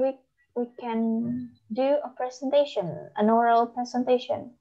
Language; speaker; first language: English; non-native, learner; Indonesian